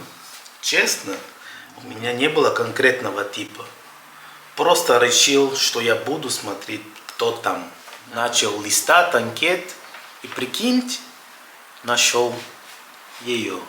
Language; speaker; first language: Russian; non-native, fluent; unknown